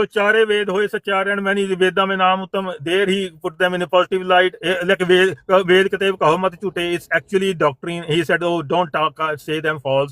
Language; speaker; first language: English; non-native, fluent; Punjabi